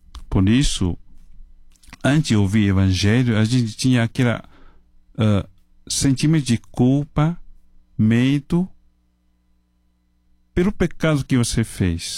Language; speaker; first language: Portuguese; non-native, fluent; Chinese